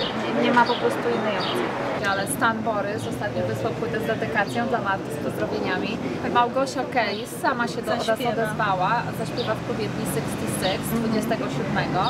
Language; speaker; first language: Polish; native; Polish